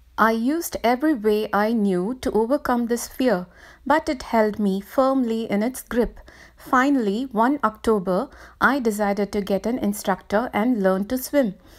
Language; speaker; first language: English; non-native, local second language; Tamil